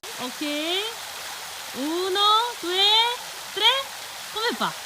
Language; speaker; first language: Italian; non-native, local second language; Korean